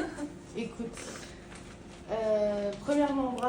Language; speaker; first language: French; native; French